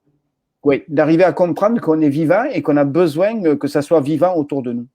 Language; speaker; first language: French; native; French